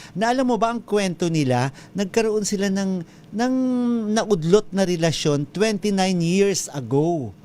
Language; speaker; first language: Filipino; native; Filipino